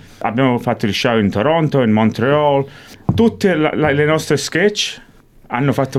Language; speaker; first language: Italian; early bilingual, heritage; English